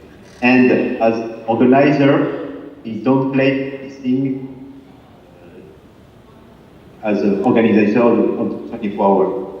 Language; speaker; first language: English; non-native, fluent; French